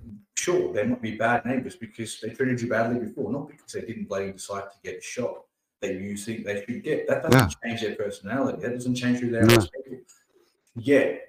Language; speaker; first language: English; early bilingual, other home language; Punjabi